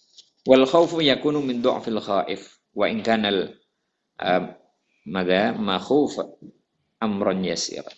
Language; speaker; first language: Arabic; non-native, fluent; Indonesian